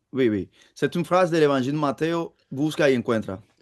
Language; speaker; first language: French; non-native, fluent; Spanish